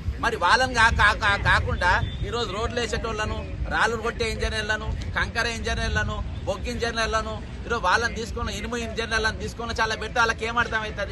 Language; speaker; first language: Telugu; native; Telugu